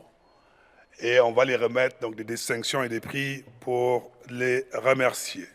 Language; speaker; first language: French; non-native, local second language; Wolof